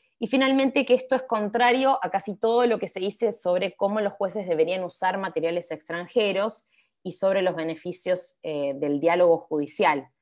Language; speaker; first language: Spanish; native; Spanish